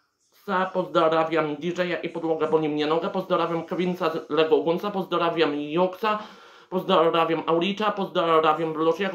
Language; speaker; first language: Polish; native; Polish